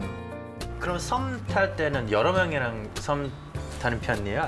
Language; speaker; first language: Korean; non-native, fluent; English